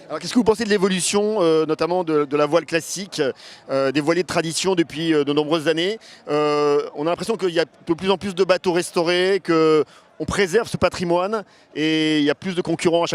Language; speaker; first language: French; native; French